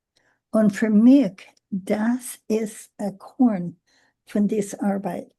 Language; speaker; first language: German; non-native, learner; English